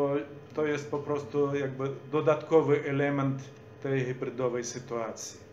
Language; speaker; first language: Polish; non-native, fluent; Belarusian